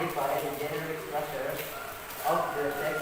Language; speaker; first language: English; non-native, learner; Indonesian